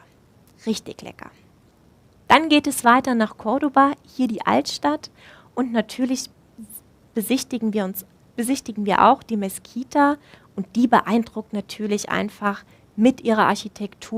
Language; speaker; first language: German; native; German